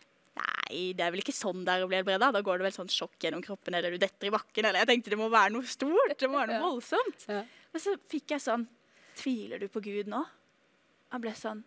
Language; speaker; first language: Norwegian; native; Norwegian